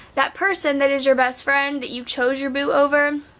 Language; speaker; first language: English; native; English